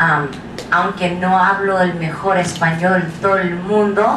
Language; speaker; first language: Spanish; non-native, learner; English